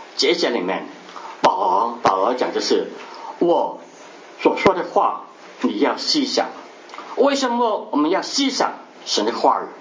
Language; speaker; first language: Chinese; non-native, local second language; Cantonese